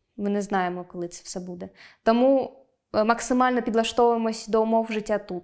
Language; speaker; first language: Ukrainian; non-native, local second language; Russian